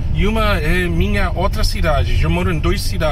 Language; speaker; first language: Portuguese; non-native, learner; English